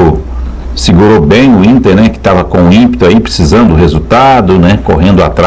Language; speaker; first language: Portuguese; native; Portuguese